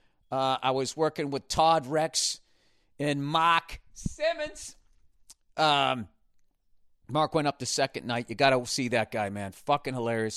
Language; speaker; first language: English; native; English